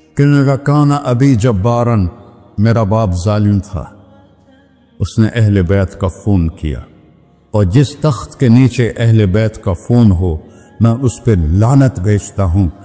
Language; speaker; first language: Urdu; non-native, local second language; Punjabi